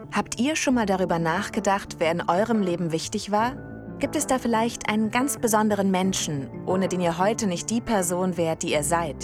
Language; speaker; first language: German; native; German